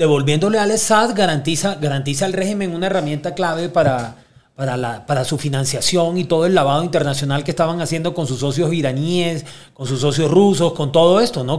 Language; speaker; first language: Spanish; native; Spanish